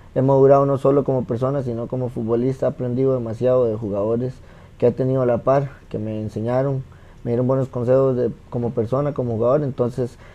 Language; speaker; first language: Spanish; native; Spanish